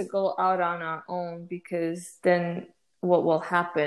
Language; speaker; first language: English; native; English